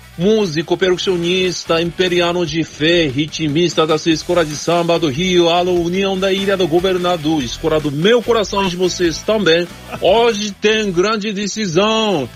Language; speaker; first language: Portuguese; non-native, fluent; Japanese